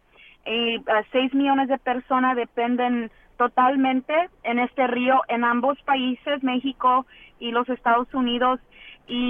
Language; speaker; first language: Spanish; early bilingual, heritage; English